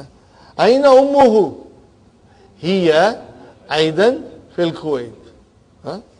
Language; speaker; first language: Arabic; non-native, fluent; Urdu